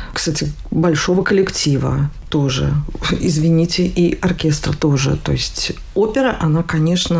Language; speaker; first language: Russian; native; Russian